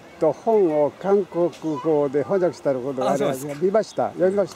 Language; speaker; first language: Japanese; non-native, learner; Korean